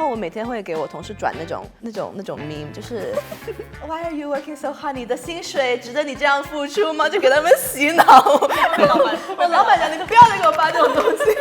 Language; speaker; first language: Chinese; native; Chinese